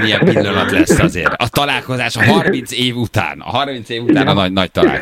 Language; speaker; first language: Hungarian; native; Hungarian